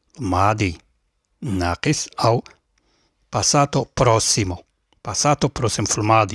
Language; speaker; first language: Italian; non-native, fluent; Arabic